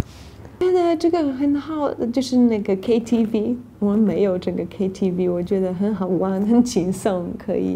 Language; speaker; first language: Chinese; non-native, fluent; Polish